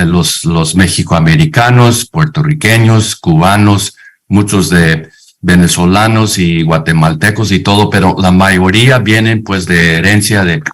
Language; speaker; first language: Spanish; non-native, fluent; English